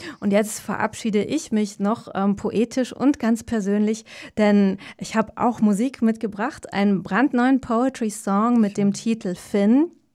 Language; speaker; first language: German; native; German